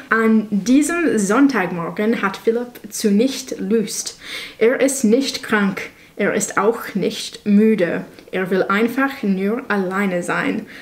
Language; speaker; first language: German; non-native, learner; English